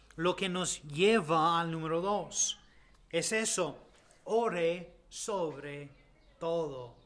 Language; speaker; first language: Spanish; non-native, learner; English